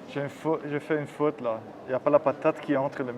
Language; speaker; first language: French; non-native, local second language; Dutch